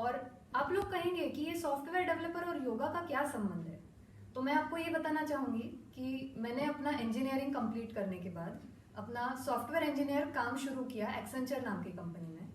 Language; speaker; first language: Hindi; non-native, local second language; Marathi